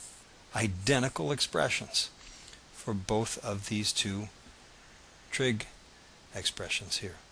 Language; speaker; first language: English; native; English